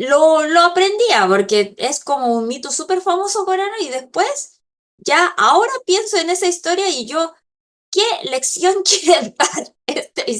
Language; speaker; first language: Spanish; non-native, fluent; Korean